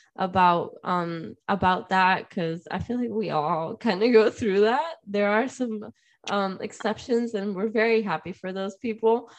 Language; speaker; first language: English; non-native, fluent; Spanish